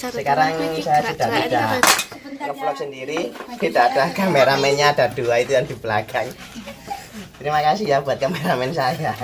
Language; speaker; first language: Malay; non-native, local second language; Javanese